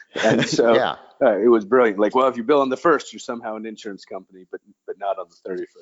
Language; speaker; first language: English; native; English